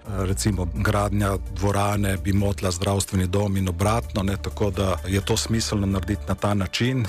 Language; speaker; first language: Slovenian; native; Slovenian